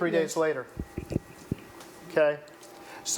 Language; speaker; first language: English; native; English